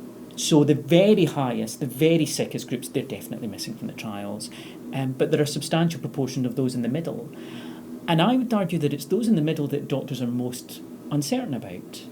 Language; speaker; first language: English; native; English